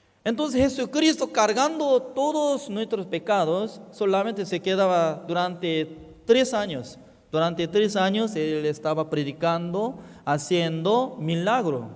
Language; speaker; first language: Spanish; non-native, fluent; Korean